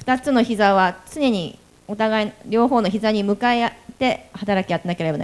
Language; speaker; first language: Japanese; native; Japanese